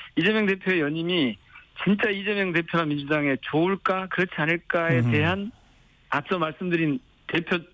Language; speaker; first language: Korean; native; Korean